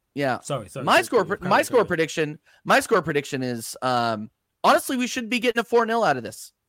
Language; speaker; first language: English; native; English